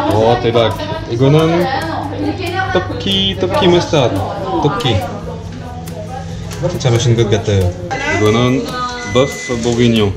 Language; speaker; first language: Korean; non-native, learner; French